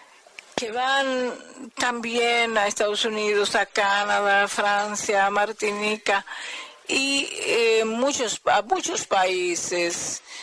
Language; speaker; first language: Spanish; non-native, fluent; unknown